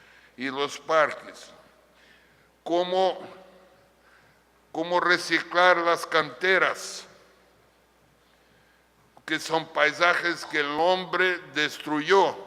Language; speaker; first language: Spanish; non-native, fluent; Portuguese